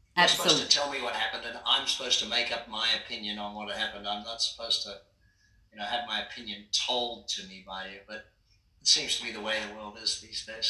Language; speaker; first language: English; native; English